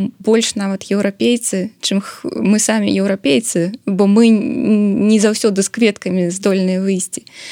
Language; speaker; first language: Belarusian; non-native, local second language; Russian